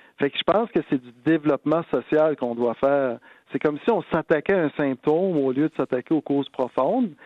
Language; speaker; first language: French; native; French